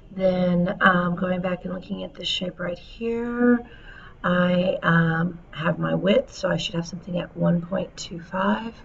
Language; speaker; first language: English; native; English